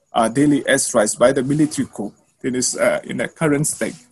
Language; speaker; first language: English; non-native, learner; Burmese